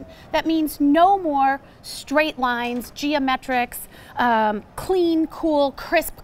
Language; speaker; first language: English; native; English